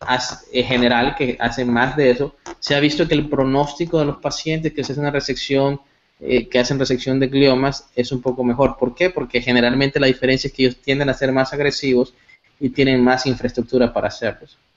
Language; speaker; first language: Spanish; native; Spanish